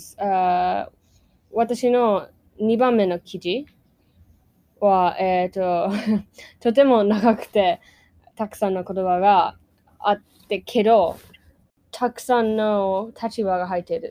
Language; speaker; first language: Japanese; non-native, learner; English